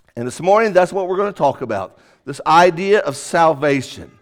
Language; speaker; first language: English; native; English